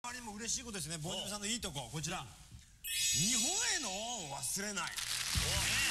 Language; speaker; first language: Japanese; native; Japanese